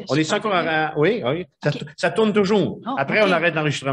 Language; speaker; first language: French; native; French